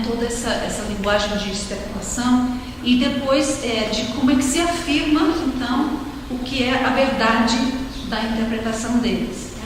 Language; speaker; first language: Portuguese; non-native, fluent; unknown